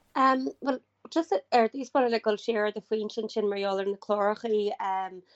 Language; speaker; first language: Irish; native; Irish